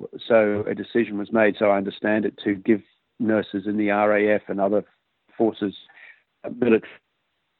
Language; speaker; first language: English; native; English